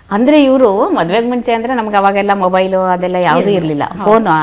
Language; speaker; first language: Kannada; native; Kannada